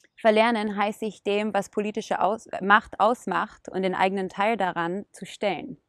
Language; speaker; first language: German; non-native, fluent; Hebrew